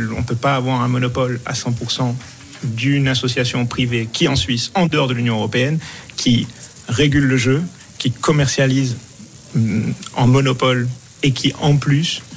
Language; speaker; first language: French; non-native, local second language; Arabic